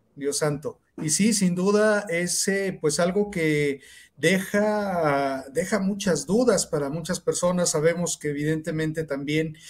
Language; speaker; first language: Spanish; native; Spanish